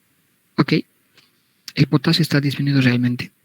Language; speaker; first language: Spanish; native; Spanish